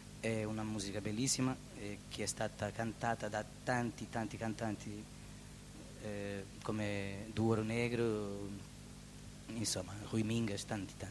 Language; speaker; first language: Italian; non-native, learner; Portuguese